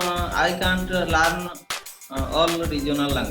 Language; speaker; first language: English; non-native, learner; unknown